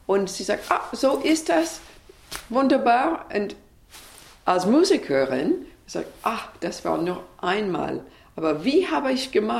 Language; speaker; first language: German; non-native, learner; English